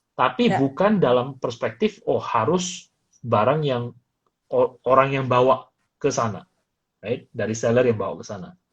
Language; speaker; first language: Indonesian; native; Indonesian